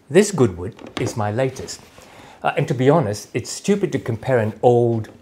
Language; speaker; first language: English; native; English